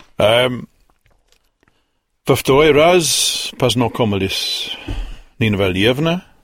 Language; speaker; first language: Russian; non-native, learner; English